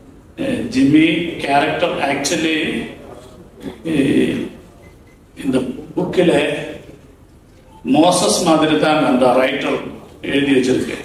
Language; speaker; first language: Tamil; non-native, learner; Malayalam